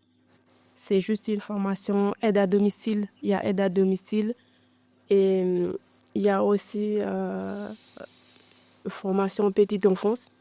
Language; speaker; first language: French; non-native, learner; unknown